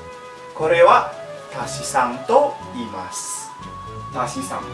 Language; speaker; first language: Japanese; non-native, learner; Indonesian